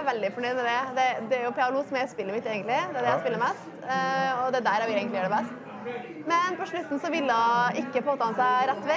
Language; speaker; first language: Norwegian; native; Norwegian